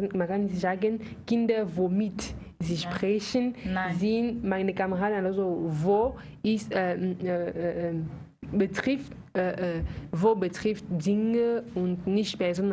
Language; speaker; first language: German; non-native, fluent; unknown